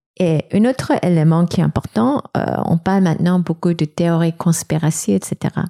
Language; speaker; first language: French; non-native, fluent; Korean